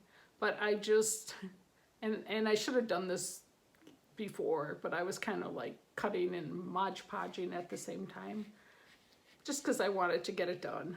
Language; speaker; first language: English; native; English